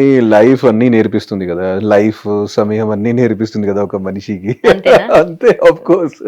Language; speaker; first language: Telugu; non-native, fluent; Hindi